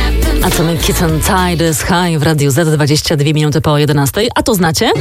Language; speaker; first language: Polish; native; Polish